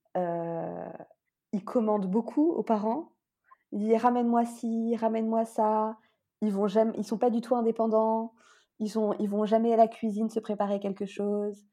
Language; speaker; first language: French; native; French